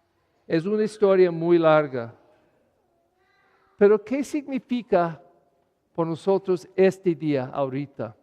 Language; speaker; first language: Spanish; non-native, fluent; English